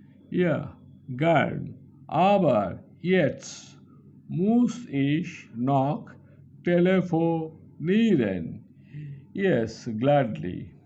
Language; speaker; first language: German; non-native, fluent; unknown